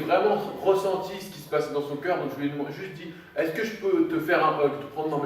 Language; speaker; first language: French; native; French